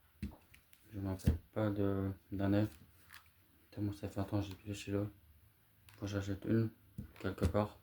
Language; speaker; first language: French; native; French